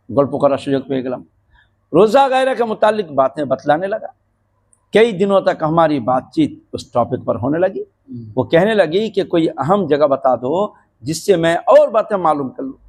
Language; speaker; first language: Urdu; non-native, fluent; Bangla